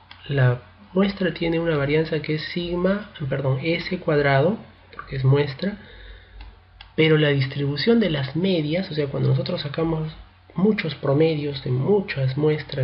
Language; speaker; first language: Spanish; native; Spanish